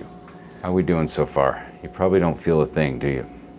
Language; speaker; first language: English; native; English